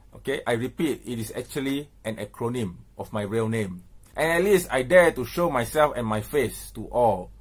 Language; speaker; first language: English; non-native, local second language; Malay